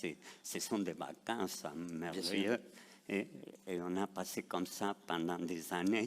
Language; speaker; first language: French; non-native, fluent; Spanish